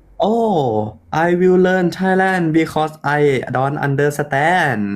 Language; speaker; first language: English; non-native, learner; Thai